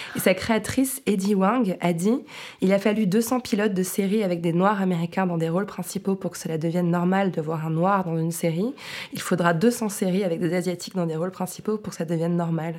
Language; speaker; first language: French; native; French